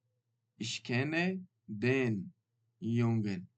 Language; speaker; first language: German; non-native, learner; Baluchi